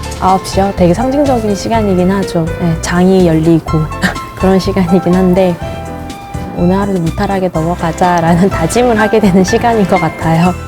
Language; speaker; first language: Korean; native; Korean